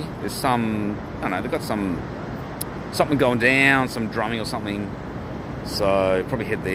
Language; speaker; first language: English; native; English